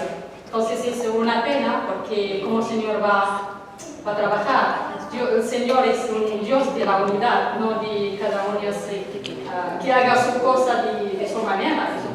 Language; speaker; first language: Spanish; non-native, learner; Arabic